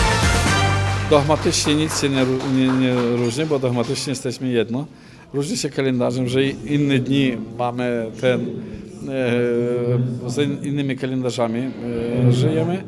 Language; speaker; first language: Polish; non-native, fluent; Ukrainian